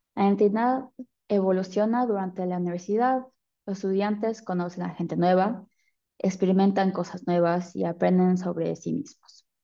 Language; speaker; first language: Spanish; early bilingual, heritage; Spanish